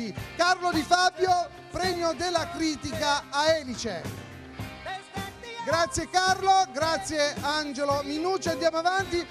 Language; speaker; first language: Italian; native; Italian